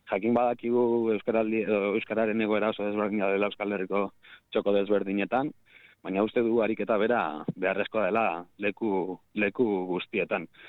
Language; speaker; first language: Basque; native; Basque